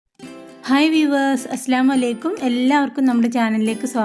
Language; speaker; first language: Malayalam; native; Malayalam